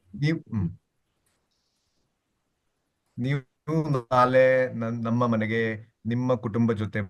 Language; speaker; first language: Kannada; non-native, learner; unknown